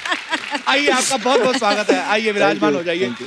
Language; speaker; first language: Hindi; native; Hindi